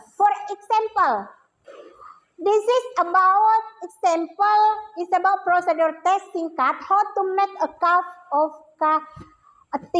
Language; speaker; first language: English; non-native, learner; Indonesian